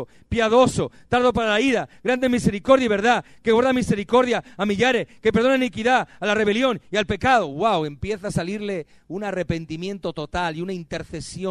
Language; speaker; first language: Spanish; native; Spanish